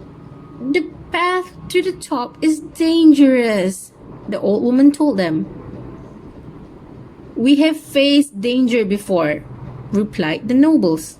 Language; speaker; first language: English; non-native, local second language; Malay